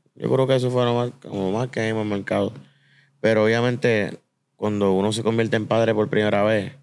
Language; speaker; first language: Spanish; native; Spanish